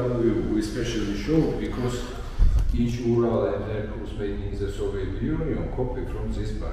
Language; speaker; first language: English; non-native, learner; Georgian